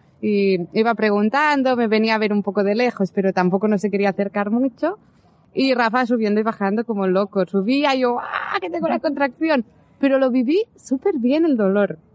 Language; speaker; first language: Spanish; native; Spanish